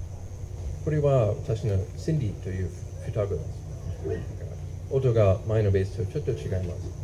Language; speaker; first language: Japanese; non-native, fluent; English